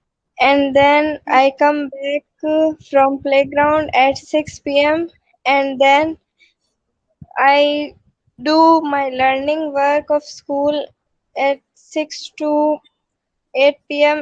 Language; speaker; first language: English; non-native, learner; Hindi